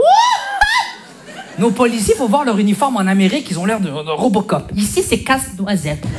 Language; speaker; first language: French; early bilingual, other home language; Arabic